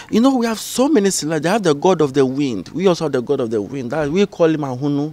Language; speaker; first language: English; non-native, local second language; Ga